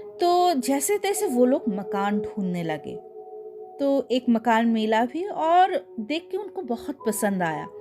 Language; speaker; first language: Hindi; non-native, local second language; Bangla